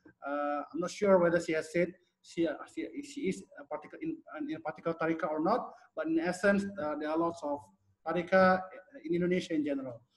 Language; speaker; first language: English; non-native, fluent; Indonesian